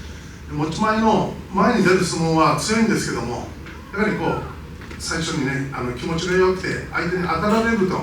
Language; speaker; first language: Japanese; native; Japanese